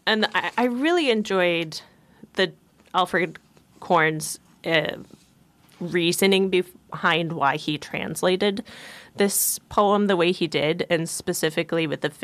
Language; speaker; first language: English; native; English